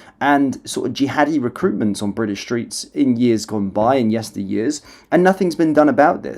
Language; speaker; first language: English; native; English